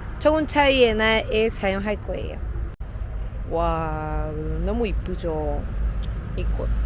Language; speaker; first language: Korean; non-native, learner; Spanish